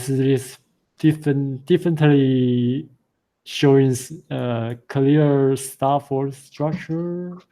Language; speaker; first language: English; non-native, fluent; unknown